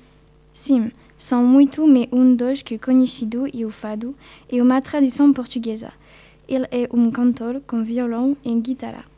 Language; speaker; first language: Portuguese; non-native, learner; French